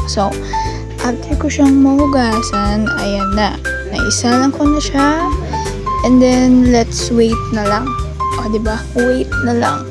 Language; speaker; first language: Filipino; non-native, local second language; Iloko